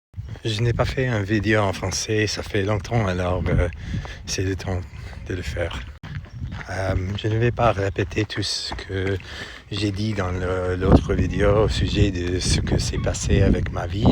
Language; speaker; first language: French; non-native, fluent; English